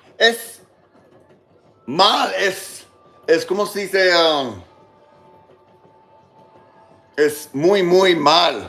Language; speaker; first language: Spanish; non-native, learner; English